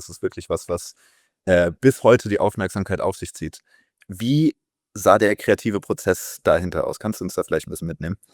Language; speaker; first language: German; native; German